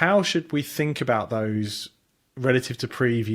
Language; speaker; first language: English; native; English